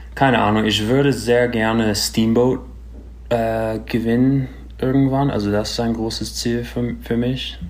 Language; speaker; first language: German; early bilingual, other home language; English